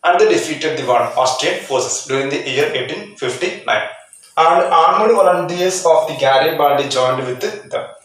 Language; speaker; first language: English; non-native, local second language; Malayalam